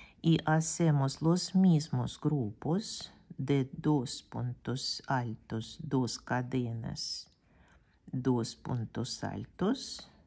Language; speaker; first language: Spanish; non-native, fluent; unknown